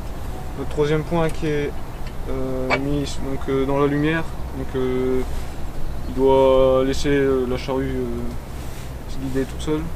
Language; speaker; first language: French; native; French